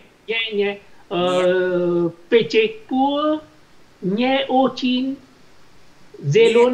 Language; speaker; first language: Russian; non-native, learner; Vietnamese